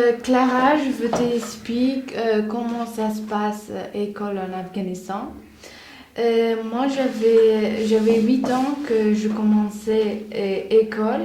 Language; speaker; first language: French; non-native, learner; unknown